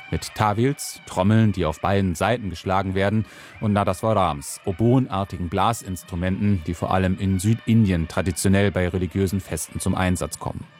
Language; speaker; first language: German; native; German